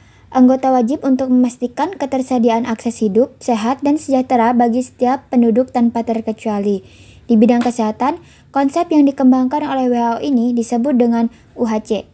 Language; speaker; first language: Indonesian; native; Indonesian